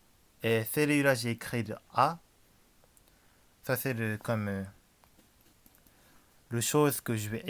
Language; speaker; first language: French; non-native, learner; Japanese